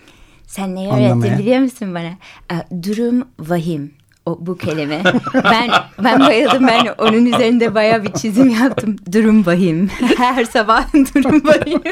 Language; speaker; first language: Turkish; early bilingual, heritage; English